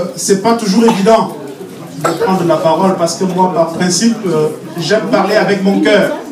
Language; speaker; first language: French; non-native, local second language; Fang